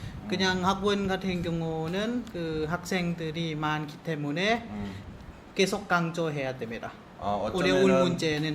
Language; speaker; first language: Korean; non-native, fluent; Lao